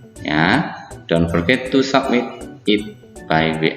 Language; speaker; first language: English; non-native, fluent; Indonesian